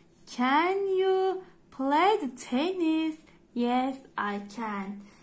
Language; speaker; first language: English; non-native, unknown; Turkish